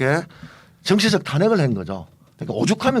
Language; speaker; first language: Korean; native; Korean